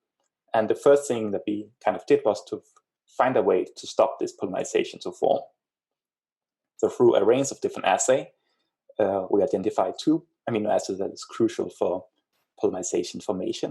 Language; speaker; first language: English; non-native, fluent; Danish